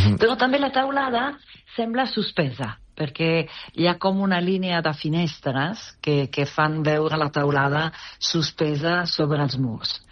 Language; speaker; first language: Catalan; non-native, fluent; Italian